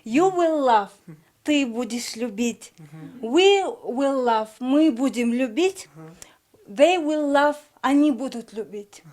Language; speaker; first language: Russian; non-native, local second language; Kyrgyz